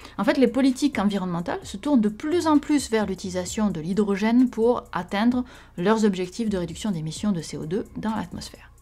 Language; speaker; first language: French; native; French